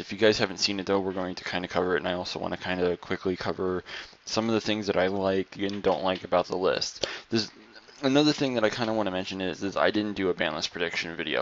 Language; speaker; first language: English; native; English